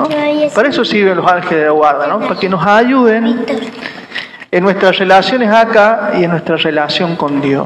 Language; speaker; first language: Spanish; native; Spanish